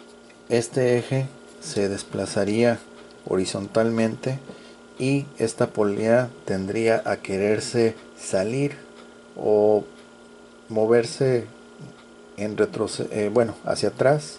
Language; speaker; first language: Spanish; native; Spanish